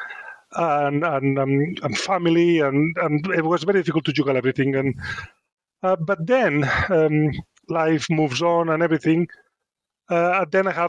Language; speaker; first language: English; non-native, fluent; Spanish